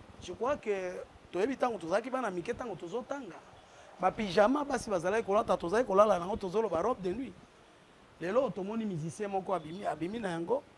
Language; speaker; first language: Lingala; native; Lingala